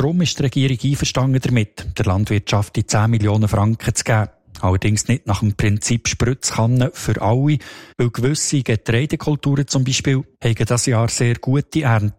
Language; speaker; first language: German; native; German